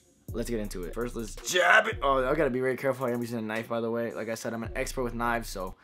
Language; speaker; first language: English; native; English